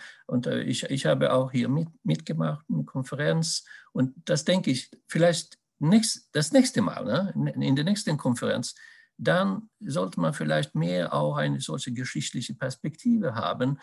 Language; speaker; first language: German; non-native, fluent; Swedish